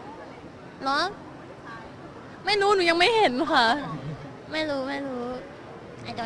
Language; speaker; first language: Thai; native; Thai